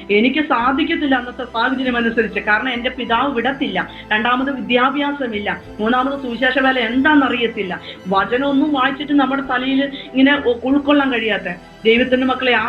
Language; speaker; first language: Malayalam; native; Malayalam